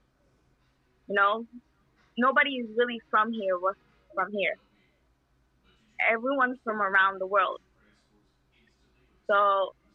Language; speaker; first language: English; non-native, fluent; Spanish